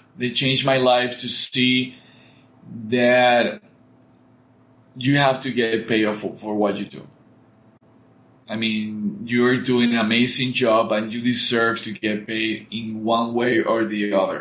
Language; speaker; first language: English; non-native, fluent; Spanish